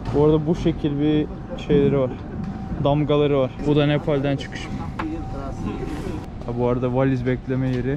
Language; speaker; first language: Turkish; native; Turkish